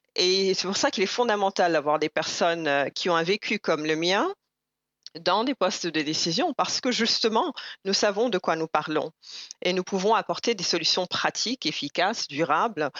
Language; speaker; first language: French; non-native, local second language; Rundi